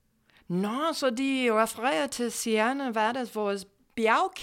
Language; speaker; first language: Danish; non-native, fluent; English